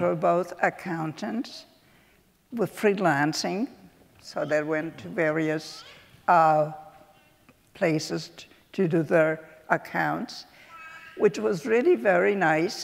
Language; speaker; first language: English; early bilingual, other home language; Polish